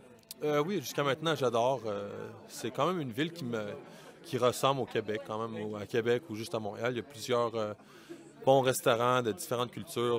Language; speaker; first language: French; native; French